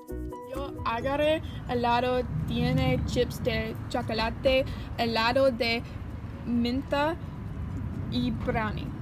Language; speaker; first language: Spanish; non-native, learner; English